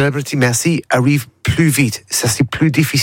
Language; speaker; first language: French; non-native, learner; English